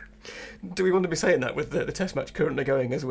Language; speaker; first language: English; native; English